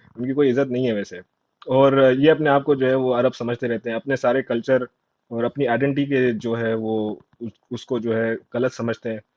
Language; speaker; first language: Urdu; non-native, local second language; Sindhi